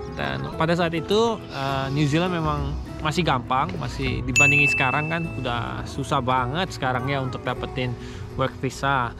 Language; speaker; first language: Indonesian; native; Indonesian